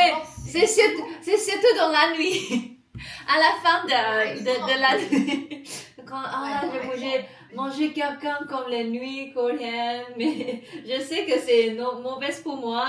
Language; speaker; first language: French; non-native, learner; English